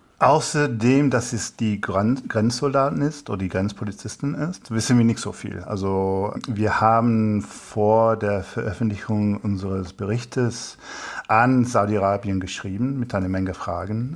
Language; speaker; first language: German; non-native, fluent; English